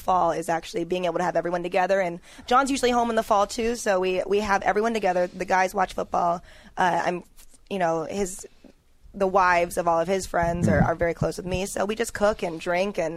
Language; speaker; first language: English; native; English